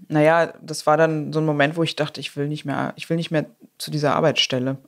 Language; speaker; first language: German; native; German